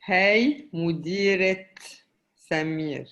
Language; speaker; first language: Arabic; native; Arabic